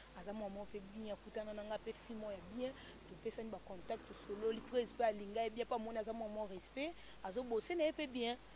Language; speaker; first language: Lingala; native; Lingala